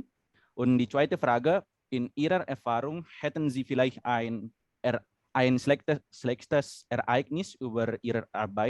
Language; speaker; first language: German; non-native, learner; Indonesian